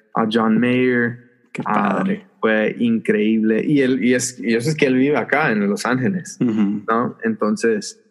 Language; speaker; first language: Spanish; early bilingual, heritage; Spanish